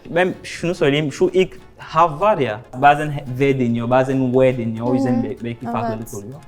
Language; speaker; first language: Turkish; non-native, fluent; French